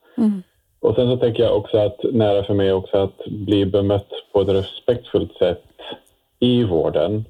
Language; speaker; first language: Swedish; non-native, fluent; Dutch